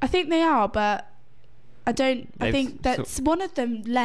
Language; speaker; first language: English; native; English